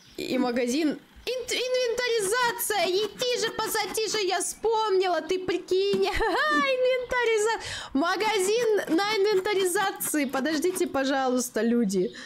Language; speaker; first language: Russian; native; Russian